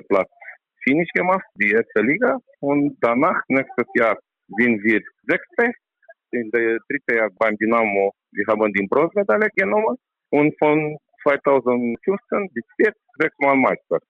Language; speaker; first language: German; non-native, learner; Romanian